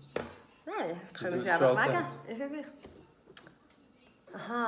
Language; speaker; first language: German; native; German